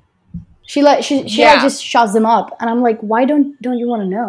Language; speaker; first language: English; non-native, fluent; Spanish